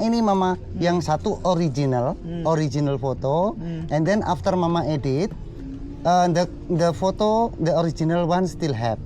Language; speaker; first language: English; non-native, learner; Indonesian